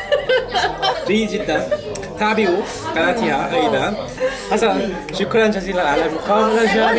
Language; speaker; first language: Arabic; non-native, learner; Korean